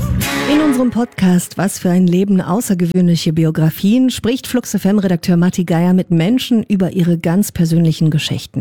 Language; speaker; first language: German; native; German